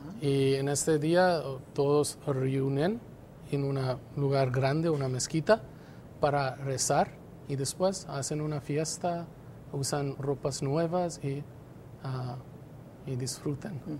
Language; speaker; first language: Spanish; non-native, fluent; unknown